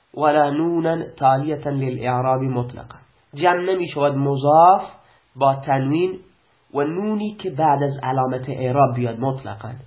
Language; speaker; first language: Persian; non-native, local second language; Baluchi